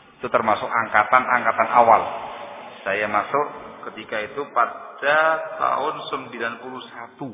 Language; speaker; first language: Indonesian; non-native, local second language; Javanese